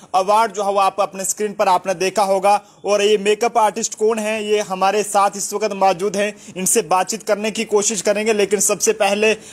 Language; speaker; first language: Hindi; native; Hindi